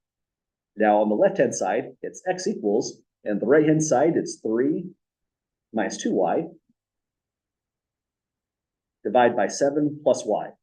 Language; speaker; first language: English; native; English